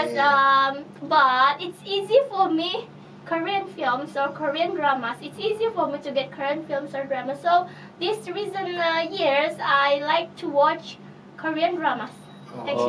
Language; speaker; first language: English; non-native, fluent; Indonesian